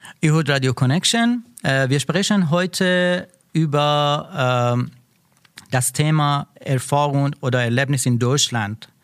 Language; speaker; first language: German; non-native, learner; Persian